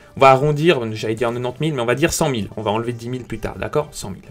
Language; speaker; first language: French; native; French